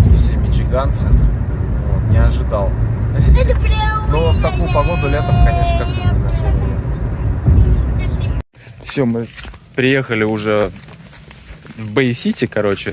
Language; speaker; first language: Russian; native; Russian